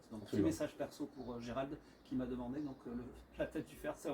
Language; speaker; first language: French; native; French